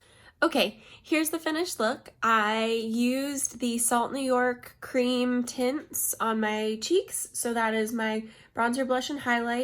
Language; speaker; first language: English; native; English